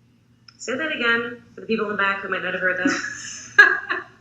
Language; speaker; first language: English; native; English